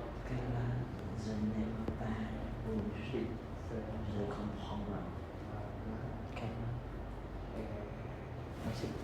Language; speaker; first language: French; non-native, learner; Khmer